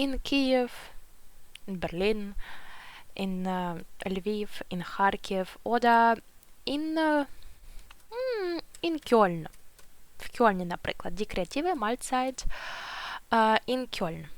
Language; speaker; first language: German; non-native, fluent; Ukrainian